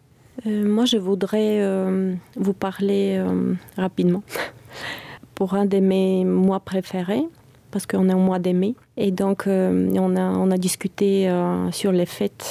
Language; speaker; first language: French; non-native, fluent; Bulgarian